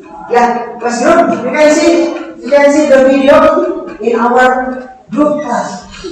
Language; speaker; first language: English; non-native, learner; Indonesian